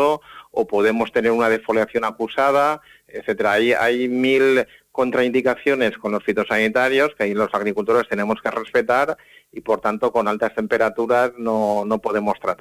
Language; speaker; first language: Spanish; native; Spanish